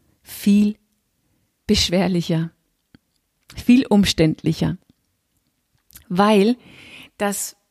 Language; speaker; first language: German; non-native, fluent; Danish